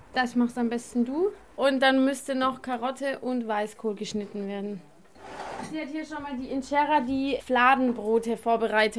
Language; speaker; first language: German; native; German